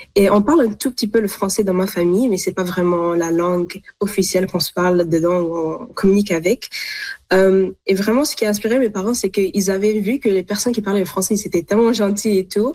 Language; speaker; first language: French; non-native, local second language; Arabic